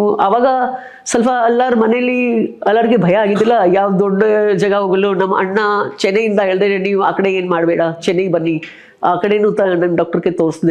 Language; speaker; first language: Kannada; non-native, local second language; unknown